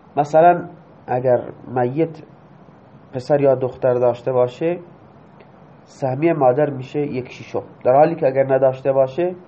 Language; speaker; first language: Persian; non-native, local second language; Baluchi